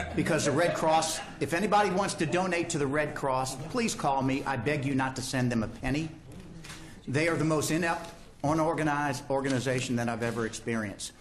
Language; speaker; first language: English; native; English